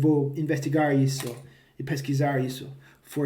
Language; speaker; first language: Portuguese; non-native, fluent; English